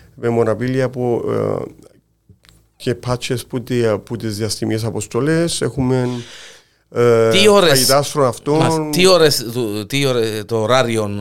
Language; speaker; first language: Greek; native; Greek